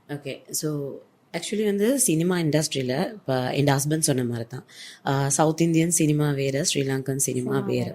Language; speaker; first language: Tamil; native; Tamil